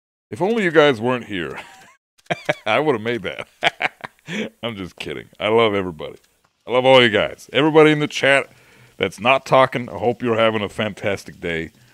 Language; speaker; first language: English; early bilingual, other home language; German